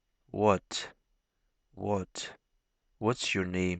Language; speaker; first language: English; non-native, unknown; Turkish